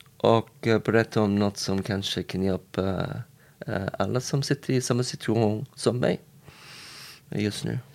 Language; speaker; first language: Swedish; non-native, learner; English